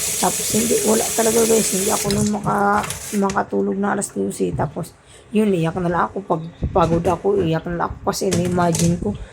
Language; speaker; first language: Filipino; non-native, local second language; Cebuano